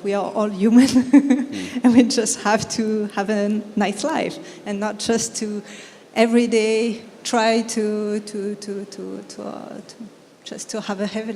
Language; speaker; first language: English; non-native, fluent; French